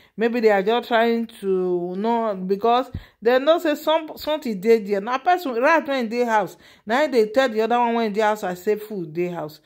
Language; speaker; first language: Nigerian Pidgin; native; Nigerian Pidgin